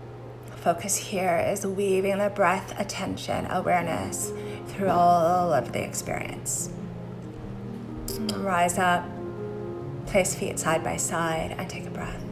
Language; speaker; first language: English; native; English